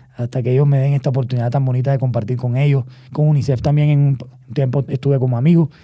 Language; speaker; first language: Spanish; native; Spanish